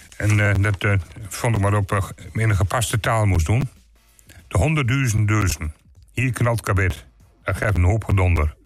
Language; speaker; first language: Dutch; native; Dutch